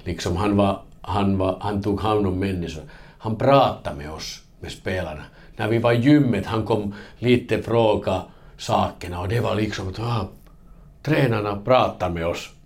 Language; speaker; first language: Swedish; non-native, local second language; Finnish